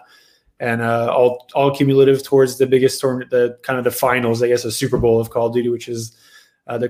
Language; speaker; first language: English; native; English